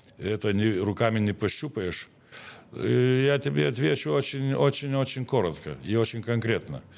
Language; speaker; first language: Russian; non-native, local second language; Lithuanian